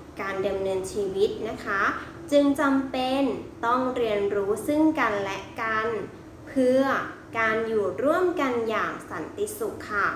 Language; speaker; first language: Thai; native; Thai